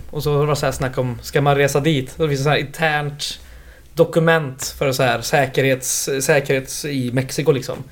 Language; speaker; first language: Swedish; native; Swedish